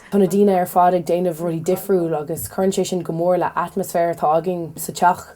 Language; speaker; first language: Irish; non-native, local second language; English